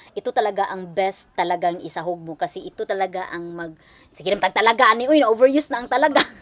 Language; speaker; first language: Filipino; non-native, local second language; Cebuano